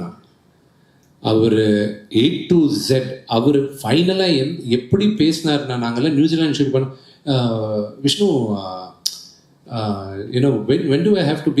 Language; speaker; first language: Tamil; early bilingual, heritage; Telugu